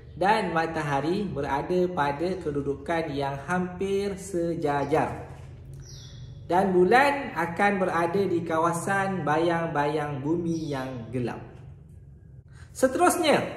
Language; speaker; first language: Malay; native; Malay